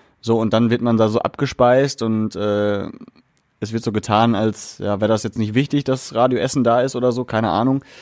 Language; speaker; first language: German; native; German